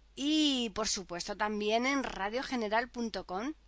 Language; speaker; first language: Spanish; native; Spanish